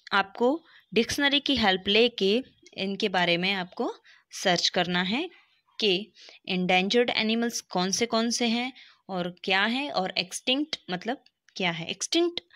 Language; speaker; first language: Hindi; non-native, local second language; Gujarati